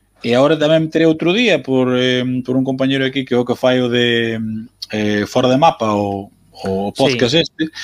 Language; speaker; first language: Galician; native; Galician